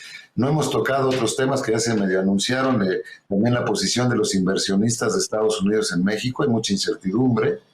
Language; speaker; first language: Spanish; native; Spanish